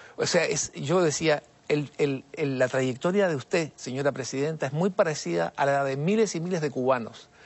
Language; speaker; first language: Spanish; native; Spanish